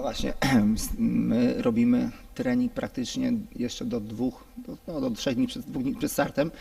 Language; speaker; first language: Polish; native; Polish